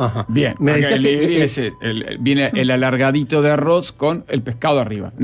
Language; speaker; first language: Spanish; native; Spanish